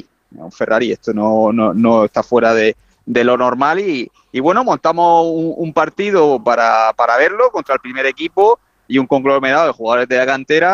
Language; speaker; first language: Spanish; native; Spanish